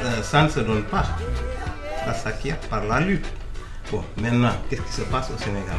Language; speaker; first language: French; non-native, local second language; Wolof